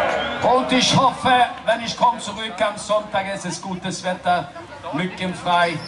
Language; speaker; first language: German; non-native, learner; Swedish